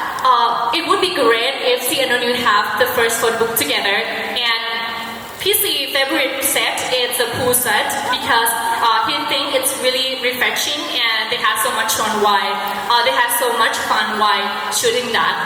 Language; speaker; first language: English; non-native, fluent; Thai